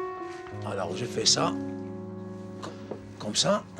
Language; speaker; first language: French; non-native, local second language; Arabic